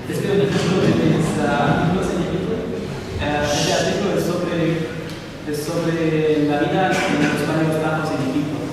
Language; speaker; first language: Spanish; non-native, learner; Arabic